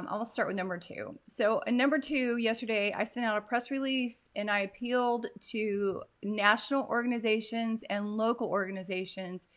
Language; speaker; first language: English; native; English